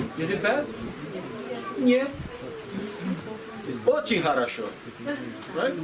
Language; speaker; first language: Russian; non-native, learner; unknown